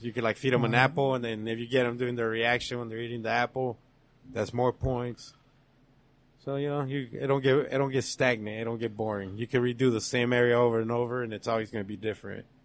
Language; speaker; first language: English; early bilingual, other home language; Spanish